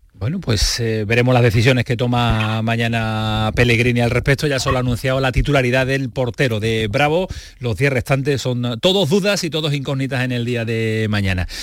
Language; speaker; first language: Spanish; native; Spanish